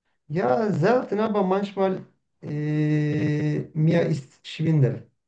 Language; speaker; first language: German; non-native, learner; Turkish